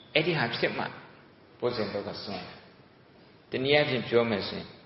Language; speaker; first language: Burmese; native; Burmese